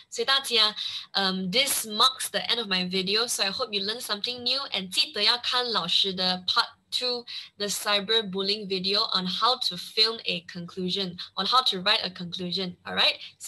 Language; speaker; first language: English; non-native, local second language; Chinese